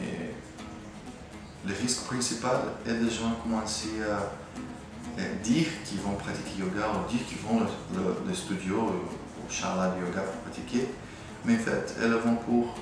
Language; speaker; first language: French; non-native, fluent; Portuguese